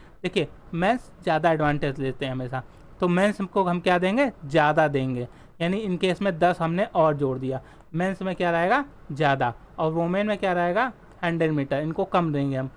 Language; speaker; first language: Hindi; native; Hindi